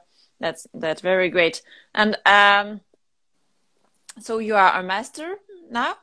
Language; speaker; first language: English; non-native, learner; French